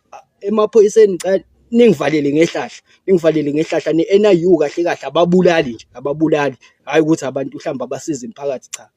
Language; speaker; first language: Zulu; native; Zulu